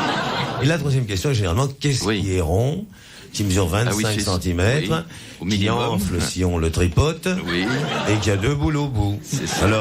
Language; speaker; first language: French; native; French